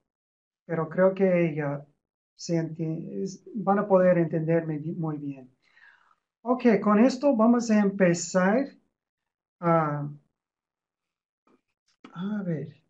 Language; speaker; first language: Spanish; non-native, fluent; English